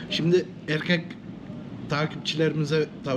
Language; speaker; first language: Turkish; early bilingual, heritage; Turkish